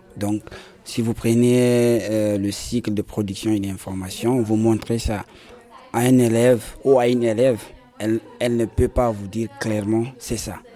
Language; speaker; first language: French; non-native, local second language; Fula